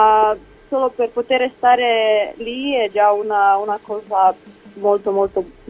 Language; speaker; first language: Italian; non-native, learner; Slovenian